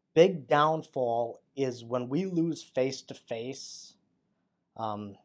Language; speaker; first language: English; native; English